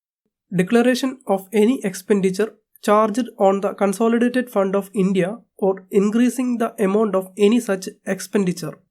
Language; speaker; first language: English; non-native, local second language; Malayalam